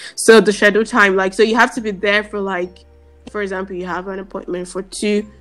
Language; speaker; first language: English; non-native, local second language; Yoruba